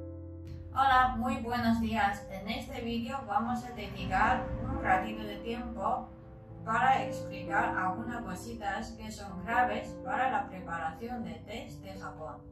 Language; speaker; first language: Spanish; non-native, learner; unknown